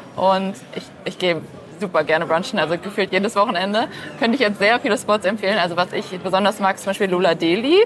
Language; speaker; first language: German; early bilingual, other home language; Chinese